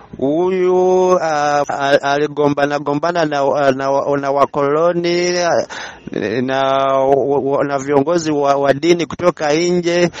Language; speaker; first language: Swahili; non-native, local second language; Ganda